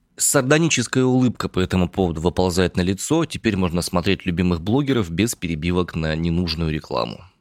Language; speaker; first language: Russian; native; Russian